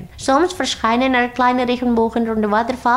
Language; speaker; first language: Dutch; non-native, fluent; Indonesian